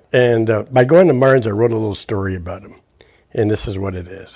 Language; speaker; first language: English; native; English